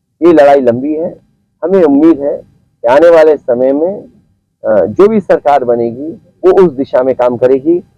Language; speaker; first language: Hindi; native; Hindi